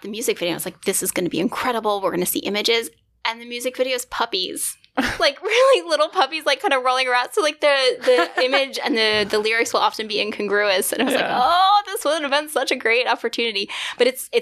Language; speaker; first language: English; native; English